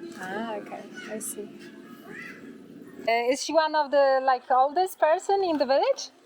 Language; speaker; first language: English; non-native, fluent; Polish